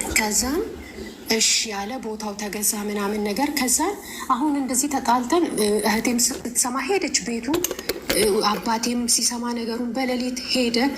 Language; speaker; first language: Amharic; native; Amharic